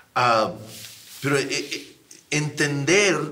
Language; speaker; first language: Spanish; native; Spanish